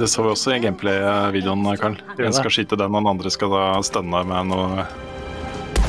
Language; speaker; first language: Norwegian; native; Norwegian